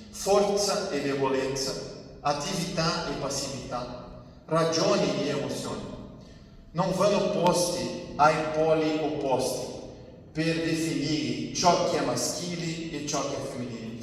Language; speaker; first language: Italian; non-native, fluent; Portuguese